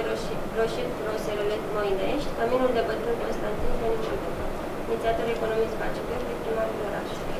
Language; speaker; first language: Romanian; native; Romanian